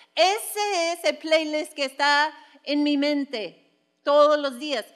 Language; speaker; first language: Spanish; non-native, fluent; English